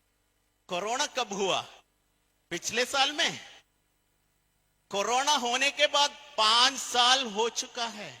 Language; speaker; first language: Hindi; non-native, fluent; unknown